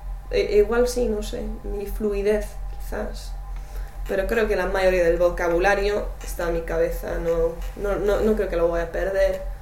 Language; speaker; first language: Spanish; non-native, fluent; English